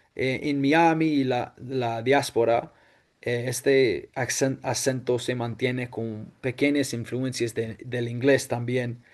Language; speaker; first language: Spanish; non-native, fluent; English